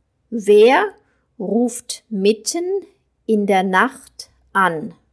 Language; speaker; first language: German; native; German